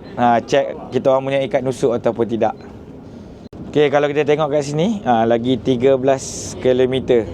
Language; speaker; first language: Malay; native; Malay